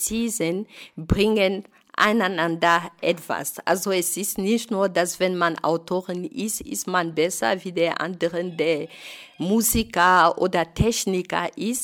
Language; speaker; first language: German; non-native, fluent; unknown